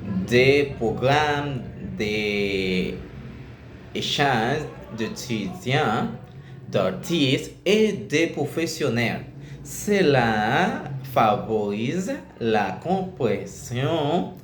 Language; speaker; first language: French; non-native, learner; Spanish